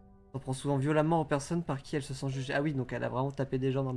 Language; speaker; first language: French; native; French